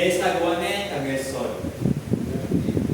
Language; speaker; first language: Korean; non-native, fluent; Filipino